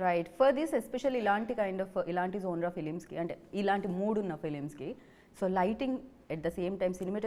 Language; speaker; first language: Telugu; native; Telugu